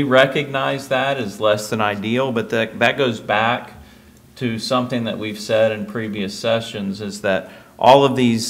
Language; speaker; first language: English; native; English